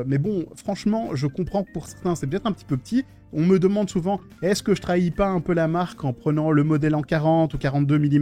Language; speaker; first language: French; native; French